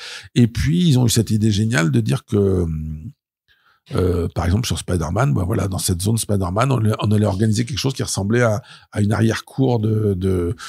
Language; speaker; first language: French; native; French